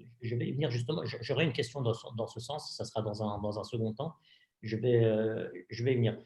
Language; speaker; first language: French; native; French